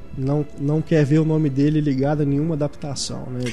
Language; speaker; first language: Portuguese; native; Portuguese